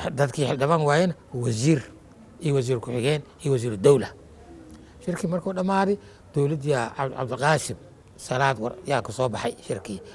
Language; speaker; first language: Somali; non-native, local second language; Maay